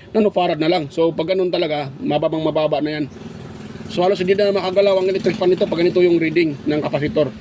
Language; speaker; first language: Filipino; non-native, local second language; Cebuano